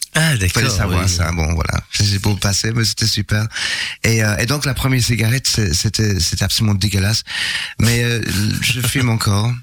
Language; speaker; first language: French; non-native, fluent; English